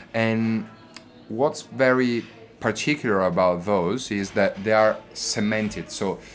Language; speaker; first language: English; non-native, fluent; Italian